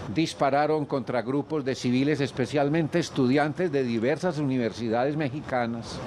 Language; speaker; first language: Spanish; native; Spanish